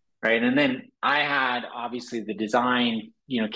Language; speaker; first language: English; native; English